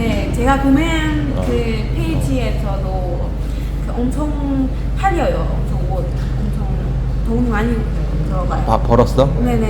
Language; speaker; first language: Korean; non-native, learner; Burmese